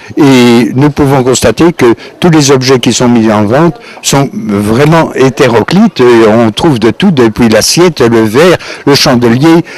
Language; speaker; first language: French; native; French